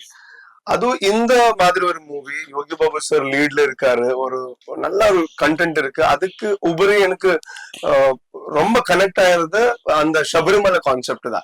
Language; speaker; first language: Tamil; non-native, learner; Tulu